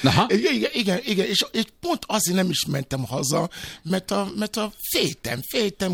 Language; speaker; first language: Hungarian; non-native, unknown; Yoruba